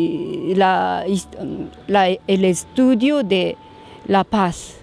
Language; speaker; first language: Spanish; non-native, learner; Japanese